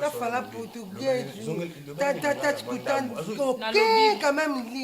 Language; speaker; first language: Portuguese; non-native, learner; Lingala